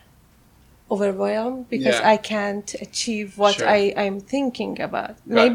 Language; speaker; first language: English; non-native, fluent; Persian